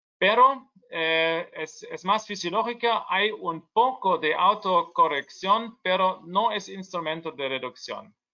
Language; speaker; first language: Spanish; non-native, learner; German